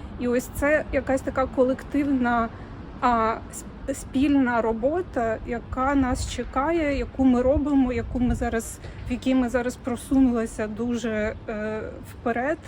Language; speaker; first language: Ukrainian; native; Ukrainian